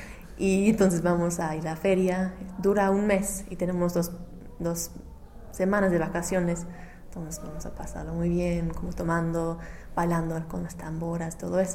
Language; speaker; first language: Spanish; non-native, fluent; English